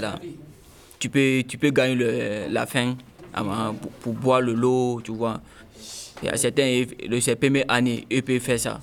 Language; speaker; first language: French; non-native, learner; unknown